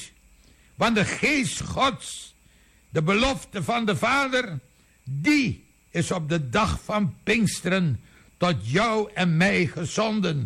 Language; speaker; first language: Dutch; native; Dutch